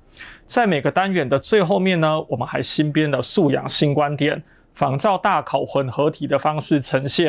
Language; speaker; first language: Chinese; native; Chinese